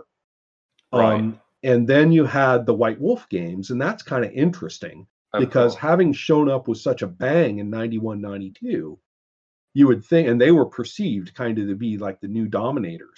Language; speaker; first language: English; native; English